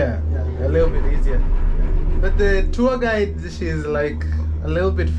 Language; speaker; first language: English; non-native, local second language; Swahili